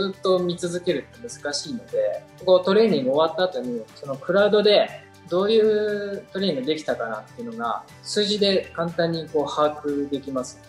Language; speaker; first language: Japanese; native; Japanese